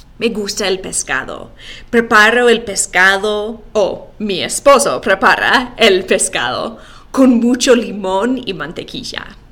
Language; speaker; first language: Spanish; non-native, fluent; English